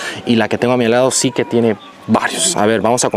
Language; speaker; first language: Spanish; native; Spanish